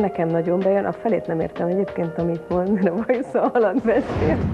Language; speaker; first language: Hungarian; native; Hungarian